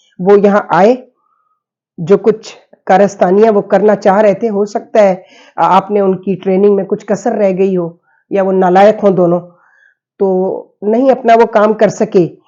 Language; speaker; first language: Urdu; native; Urdu